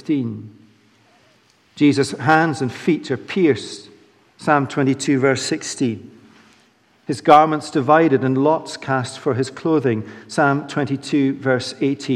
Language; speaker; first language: English; native; English